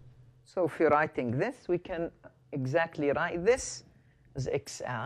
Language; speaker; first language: English; non-native, fluent; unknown